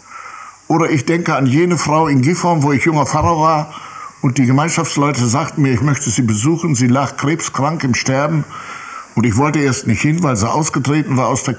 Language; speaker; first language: German; native; German